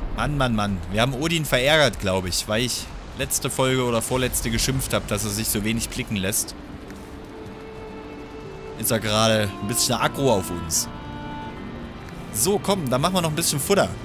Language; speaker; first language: German; native; German